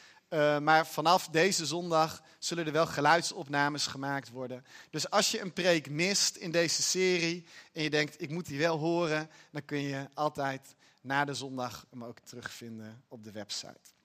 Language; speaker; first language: Dutch; native; Dutch